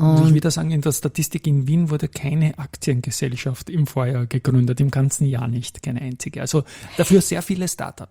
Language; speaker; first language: German; native; German